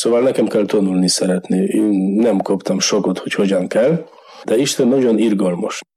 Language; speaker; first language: Hungarian; non-native, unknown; Polish